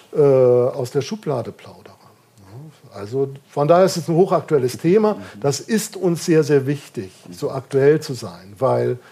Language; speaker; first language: German; native; German